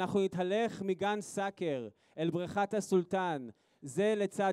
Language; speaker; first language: Hebrew; native; Hebrew